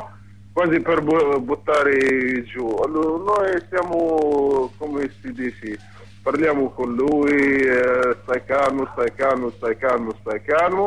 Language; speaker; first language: Italian; non-native, learner; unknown